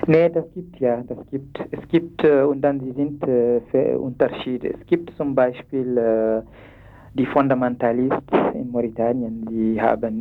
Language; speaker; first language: German; non-native, fluent; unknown